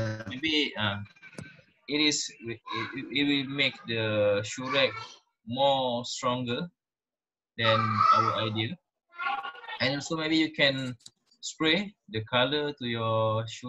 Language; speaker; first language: English; non-native, local second language; Malay